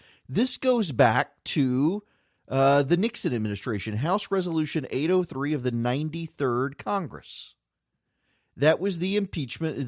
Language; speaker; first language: English; native; English